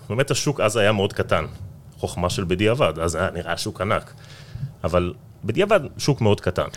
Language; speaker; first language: Hebrew; native; Hebrew